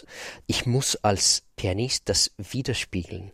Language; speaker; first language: German; non-native, fluent; Russian